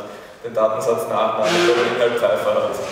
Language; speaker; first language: German; native; German